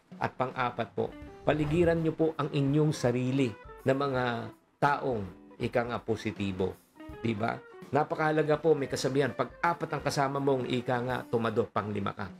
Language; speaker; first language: Filipino; native; Filipino